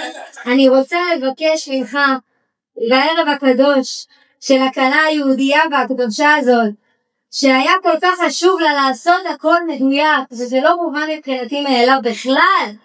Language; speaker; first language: Hebrew; native; Hebrew